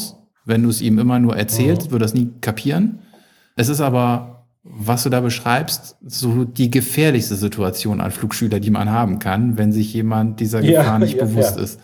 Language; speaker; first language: German; native; German